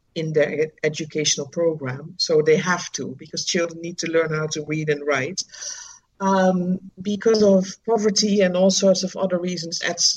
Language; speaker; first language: English; non-native, fluent; Dutch